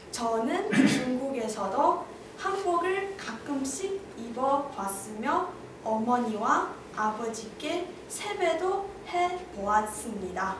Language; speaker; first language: Korean; non-native, learner; Chinese